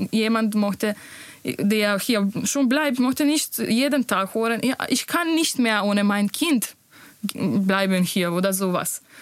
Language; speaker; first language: German; non-native, learner; Bosnian